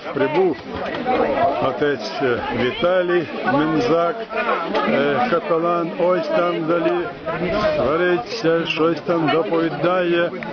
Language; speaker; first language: Ukrainian; native; Ukrainian